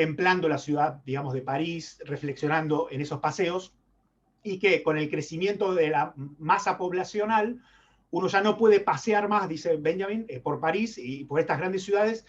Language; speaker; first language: Spanish; native; Spanish